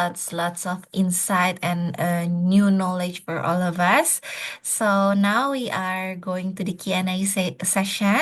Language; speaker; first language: English; non-native, fluent; Indonesian